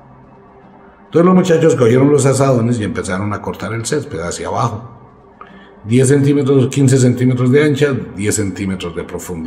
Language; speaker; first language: Spanish; native; Spanish